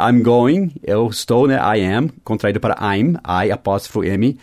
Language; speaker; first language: Portuguese; non-native, fluent; English